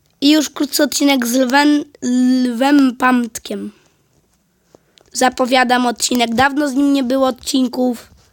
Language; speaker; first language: Polish; native; Polish